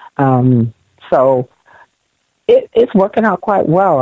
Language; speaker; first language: English; native; English